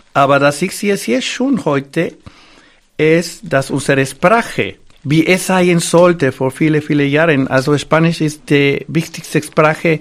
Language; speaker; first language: German; non-native, fluent; Spanish